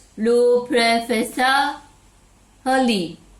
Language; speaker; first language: French; non-native, learner; Chinese